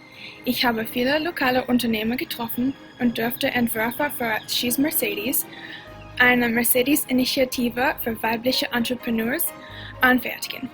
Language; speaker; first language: German; non-native, fluent; English